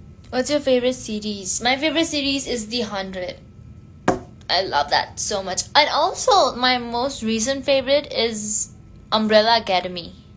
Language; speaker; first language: English; non-native, local second language; Hindi